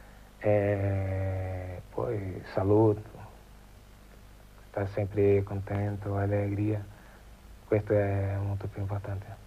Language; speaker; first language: Italian; non-native, learner; Portuguese